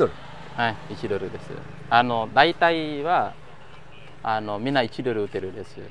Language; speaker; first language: Japanese; non-native, fluent; Khmer